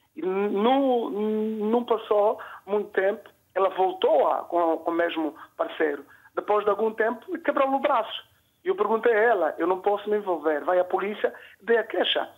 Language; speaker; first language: Portuguese; native; Portuguese